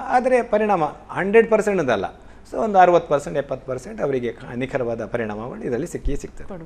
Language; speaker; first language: Kannada; non-native, local second language; Tulu